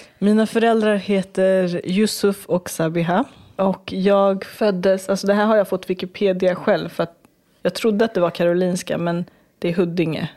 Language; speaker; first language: Swedish; early bilingual, other home language; Kurdish